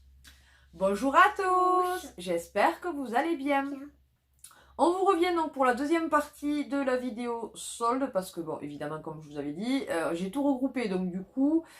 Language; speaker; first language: French; native; French